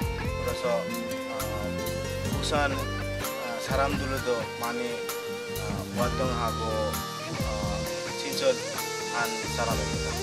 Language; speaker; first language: Korean; non-native, learner; Bangla